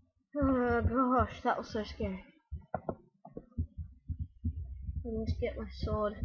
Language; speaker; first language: English; native; English